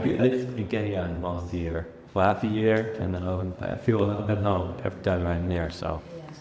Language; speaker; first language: English; non-native, fluent; Dutch